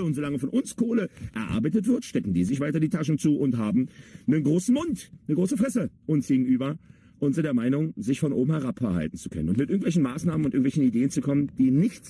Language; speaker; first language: German; native; German